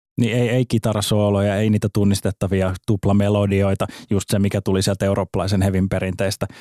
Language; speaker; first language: Finnish; native; Finnish